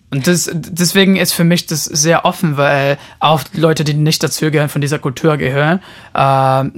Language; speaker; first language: German; non-native, fluent; Portuguese